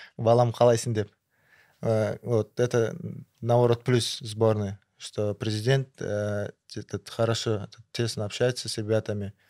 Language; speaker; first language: Russian; non-native, local second language; Kazakh